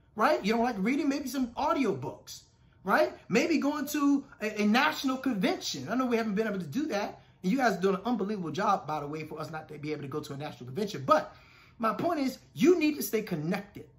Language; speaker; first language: English; native; English